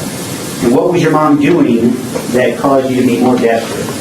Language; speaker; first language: English; native; English